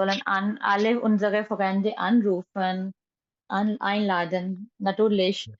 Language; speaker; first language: German; non-native, learner; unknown